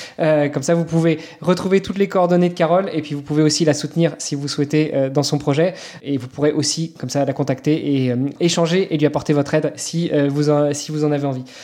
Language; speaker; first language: French; native; French